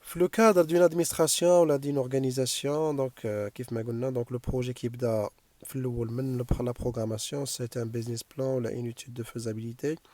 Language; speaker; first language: French; non-native, local second language; Arabic